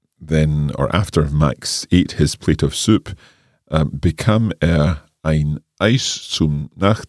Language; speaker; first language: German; non-native, learner; English